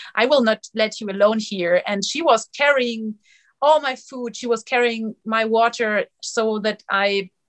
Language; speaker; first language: English; non-native, fluent; German